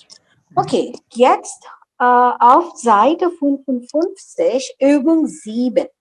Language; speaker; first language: German; non-native, learner; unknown